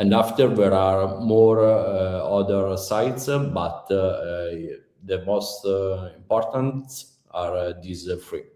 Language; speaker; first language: English; non-native, learner; Italian